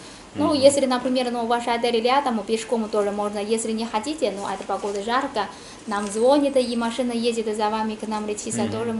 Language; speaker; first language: Russian; non-native, learner; Chinese